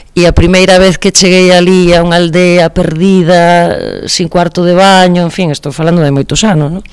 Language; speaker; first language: Galician; non-native, local second language; Spanish